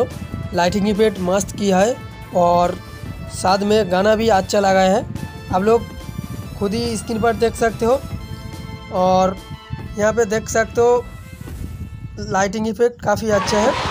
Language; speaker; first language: Hindi; non-native, local second language; Bangla